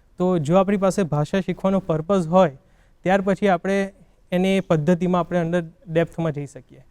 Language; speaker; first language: Gujarati; native; Gujarati